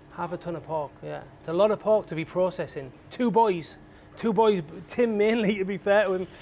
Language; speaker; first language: English; native; English